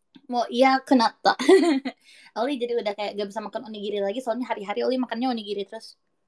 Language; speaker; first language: Indonesian; native; Indonesian